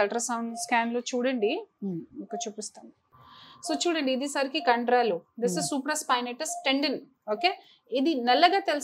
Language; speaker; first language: Telugu; non-native, fluent; Hindi